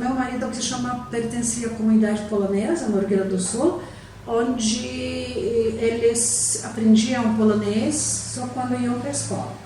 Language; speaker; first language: Portuguese; non-native, fluent; Polish